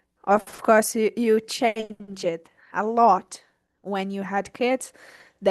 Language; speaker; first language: English; non-native, learner; Portuguese